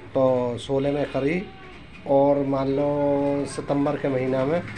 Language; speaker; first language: Hindi; native; Hindi